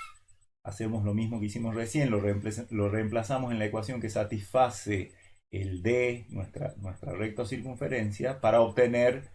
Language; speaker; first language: Spanish; native; Spanish